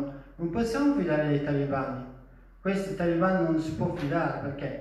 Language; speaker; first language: Italian; non-native, fluent; Persian